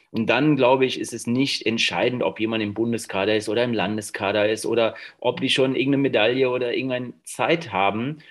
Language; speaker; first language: German; native; German